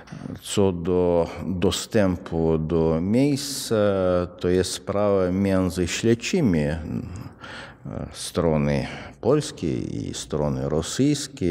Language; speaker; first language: Polish; non-native, fluent; Russian